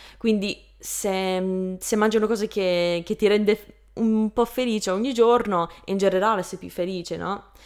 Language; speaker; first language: Italian; non-native, fluent; English